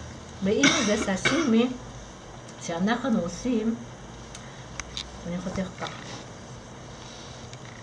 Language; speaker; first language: Hebrew; non-native, fluent; Russian